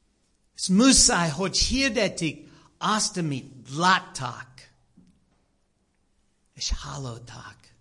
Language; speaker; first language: Hungarian; non-native, learner; English